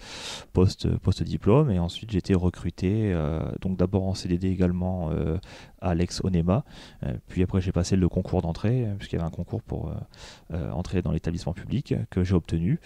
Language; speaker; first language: French; native; French